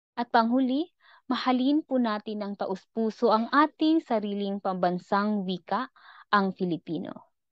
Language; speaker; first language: Filipino; non-native, local second language; Cebuano